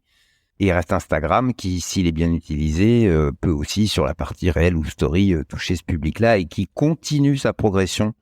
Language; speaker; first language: French; native; French